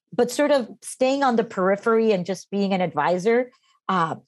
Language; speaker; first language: English; non-native, fluent; Spanish